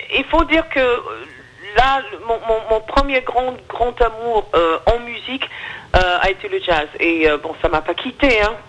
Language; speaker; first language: French; non-native, fluent; English